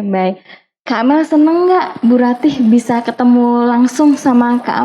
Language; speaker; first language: Indonesian; native; Indonesian